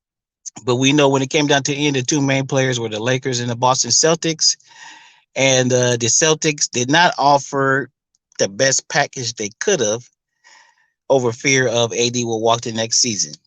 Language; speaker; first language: English; native; English